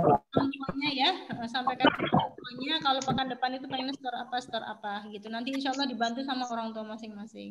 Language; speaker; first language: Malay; non-native, local second language; Javanese